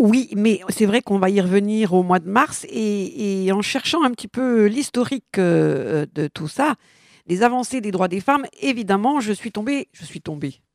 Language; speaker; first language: French; native; French